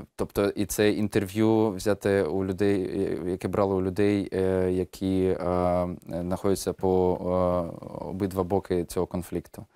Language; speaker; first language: Ukrainian; native; Ukrainian